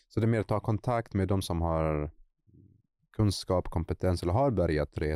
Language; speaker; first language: Swedish; non-native, fluent; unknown